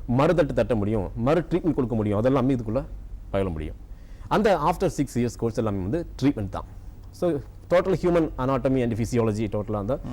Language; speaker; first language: Tamil; non-native, local second language; Malayalam